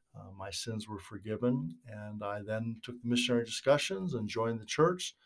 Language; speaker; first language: English; native; English